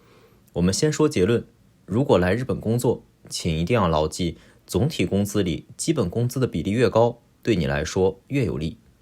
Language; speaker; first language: Chinese; native; Chinese